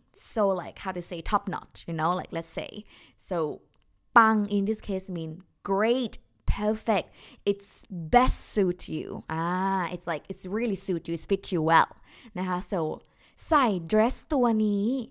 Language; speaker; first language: English; non-native, fluent; Thai